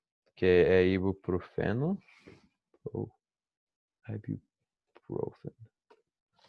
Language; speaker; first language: Portuguese; non-native, fluent; English